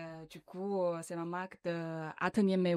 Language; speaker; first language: French; non-native, learner; Chinese